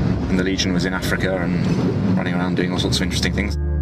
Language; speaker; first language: English; native; English